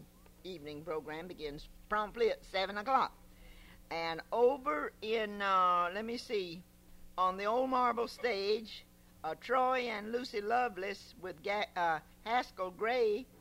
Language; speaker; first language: English; native; English